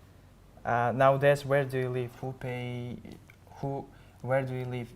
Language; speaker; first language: English; non-native, learner; Uzbek